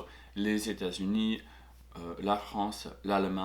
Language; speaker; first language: French; non-native, fluent; English